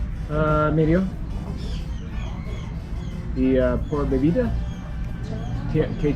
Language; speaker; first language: Spanish; non-native, learner; English